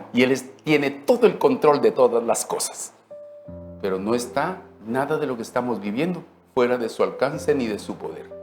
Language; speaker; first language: Spanish; native; Spanish